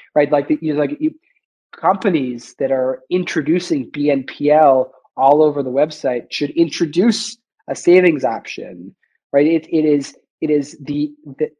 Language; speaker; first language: English; native; English